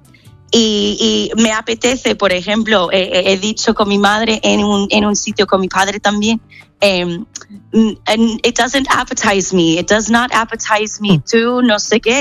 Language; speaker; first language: Spanish; non-native, fluent; English